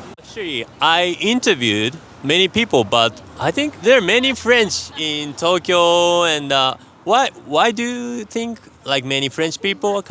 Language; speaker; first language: English; non-native, fluent; Japanese